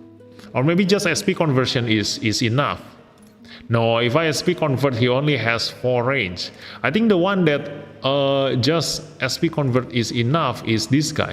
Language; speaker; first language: English; non-native, fluent; Indonesian